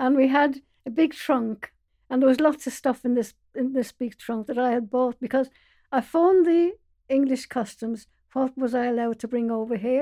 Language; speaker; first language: English; native; English